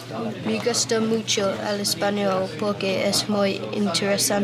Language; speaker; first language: Spanish; non-native, learner; English